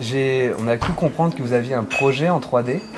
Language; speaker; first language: French; native; French